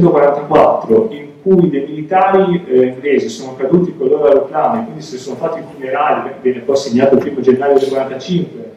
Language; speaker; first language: Italian; native; Italian